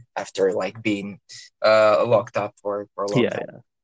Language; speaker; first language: English; non-native, fluent; Russian